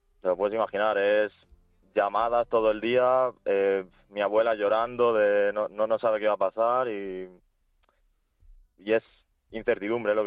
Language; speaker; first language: Spanish; early bilingual, other home language; Ukrainian